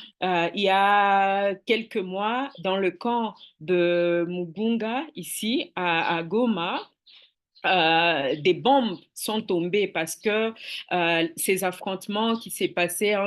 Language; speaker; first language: French; non-native, local second language; Swahili